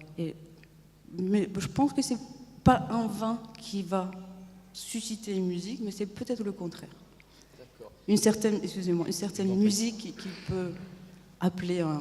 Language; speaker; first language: French; non-native, fluent; Spanish